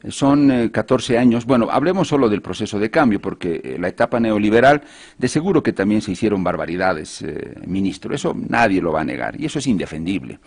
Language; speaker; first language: Spanish; native; Spanish